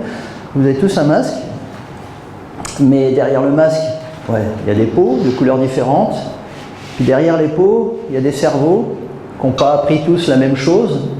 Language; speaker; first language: French; native; French